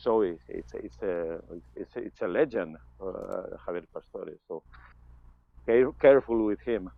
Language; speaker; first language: English; non-native, fluent; Spanish